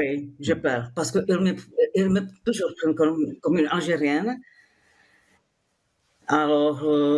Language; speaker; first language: French; non-native, fluent; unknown